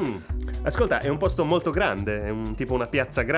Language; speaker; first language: Italian; native; Italian